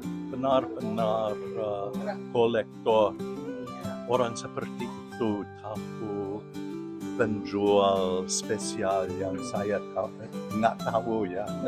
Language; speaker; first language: Indonesian; non-native, learner; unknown